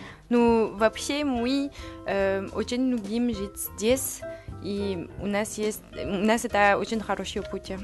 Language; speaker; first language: Russian; non-native, learner; French